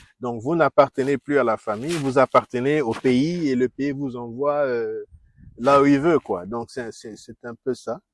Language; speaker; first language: French; non-native, local second language; Kongo